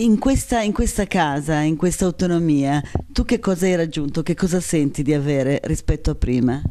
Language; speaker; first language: Italian; native; Italian